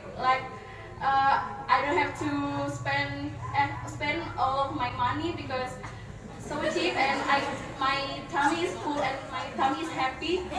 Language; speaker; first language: English; non-native, learner; Indonesian